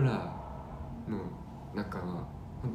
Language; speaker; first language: Japanese; non-native, fluent; Korean